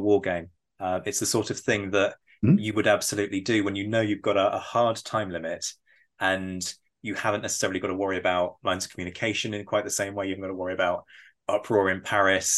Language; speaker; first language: English; native; English